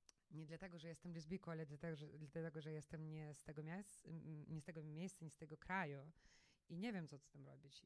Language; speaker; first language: Polish; non-native, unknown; Russian